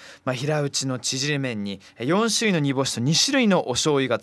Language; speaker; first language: Japanese; native; Japanese